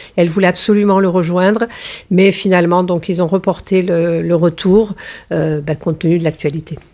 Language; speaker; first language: French; native; French